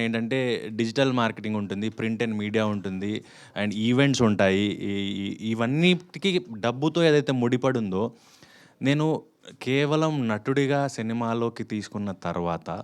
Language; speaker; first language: Telugu; native; Telugu